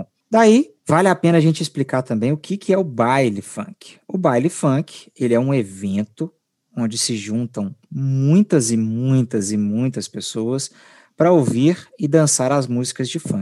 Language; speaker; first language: Portuguese; native; Portuguese